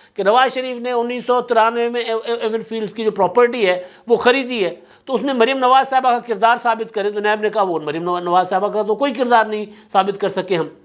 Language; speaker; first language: Urdu; non-native, local second language; Sindhi